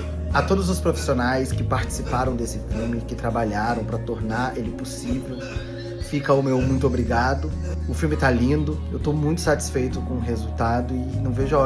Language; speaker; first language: Portuguese; native; Portuguese